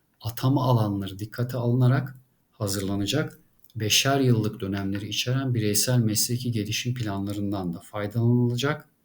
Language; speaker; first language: Turkish; native; Turkish